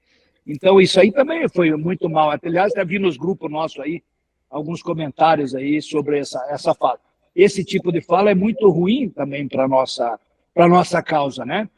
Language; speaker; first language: Portuguese; native; Portuguese